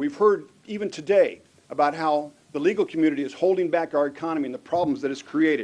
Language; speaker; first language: English; native; English